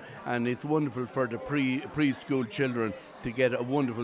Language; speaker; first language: English; native; English